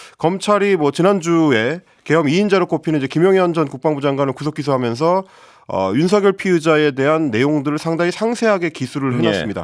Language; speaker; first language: Korean; native; Korean